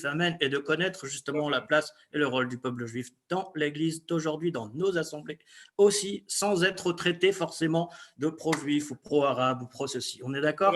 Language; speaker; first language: French; native; French